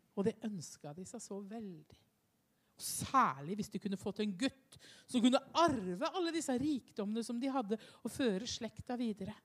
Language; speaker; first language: Norwegian; native; Norwegian